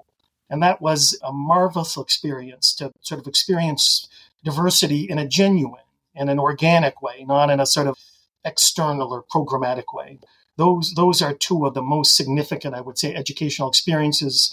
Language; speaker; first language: English; native; English